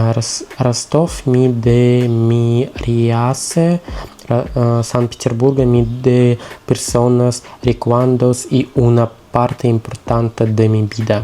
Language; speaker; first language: Spanish; non-native, learner; Russian